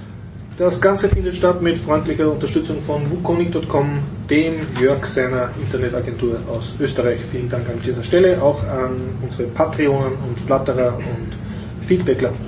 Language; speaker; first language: German; native; German